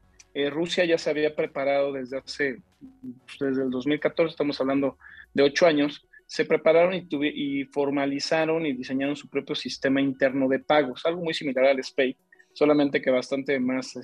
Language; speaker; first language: Spanish; native; Spanish